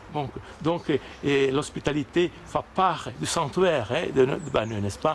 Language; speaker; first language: French; native; French